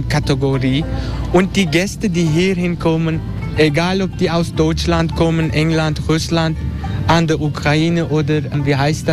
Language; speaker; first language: German; non-native, learner; Turkish